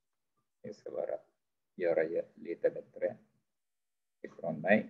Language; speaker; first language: Swedish; non-native, fluent; Arabic